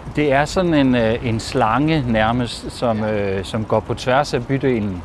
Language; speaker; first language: Danish; native; Danish